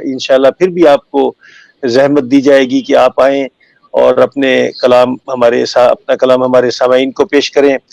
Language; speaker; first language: Urdu; native; Urdu